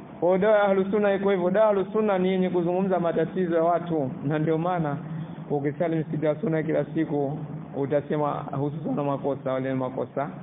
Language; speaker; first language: Swahili; native; Swahili